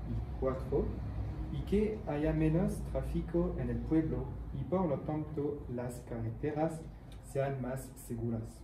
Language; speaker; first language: Spanish; non-native, learner; French